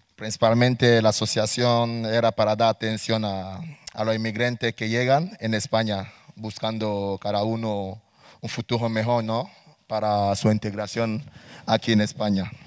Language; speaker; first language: Spanish; non-native, fluent; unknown